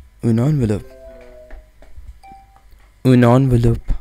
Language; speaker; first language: French; non-native, learner; English